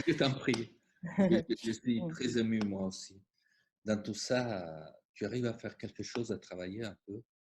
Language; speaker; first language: French; non-native, fluent; Italian